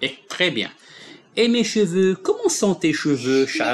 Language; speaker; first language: French; non-native, local second language; Arabic